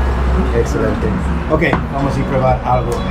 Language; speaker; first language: Spanish; non-native, learner; English